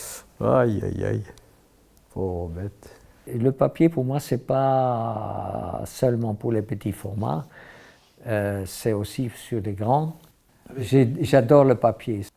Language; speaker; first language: French; non-native, fluent; Dutch